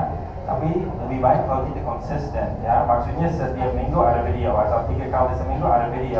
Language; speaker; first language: Indonesian; non-native, fluent; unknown